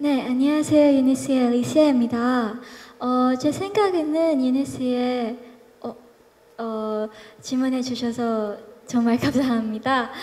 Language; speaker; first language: Korean; non-native, learner; Filipino